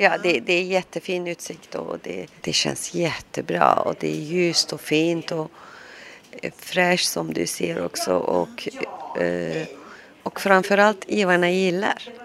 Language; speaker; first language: Swedish; non-native, local second language; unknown